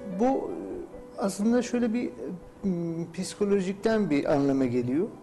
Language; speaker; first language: Turkish; non-native, fluent; Persian